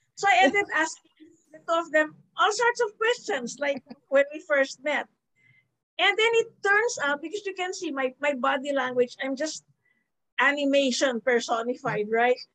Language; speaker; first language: English; non-native, local second language; Filipino